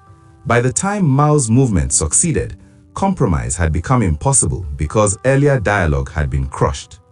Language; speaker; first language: English; non-native, local second language; Igbo